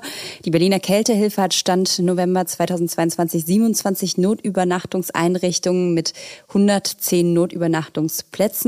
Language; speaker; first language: German; native; German